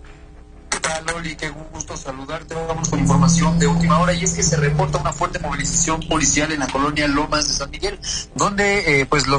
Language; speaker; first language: Spanish; native; Spanish